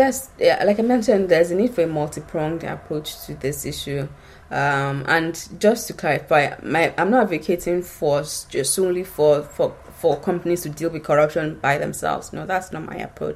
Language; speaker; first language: English; non-native, local second language; Yoruba